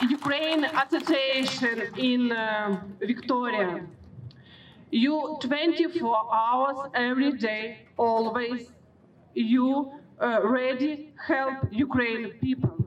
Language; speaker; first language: English; non-native, learner; Ukrainian